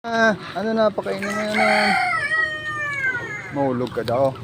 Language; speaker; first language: Filipino; non-native, local second language; Cebuano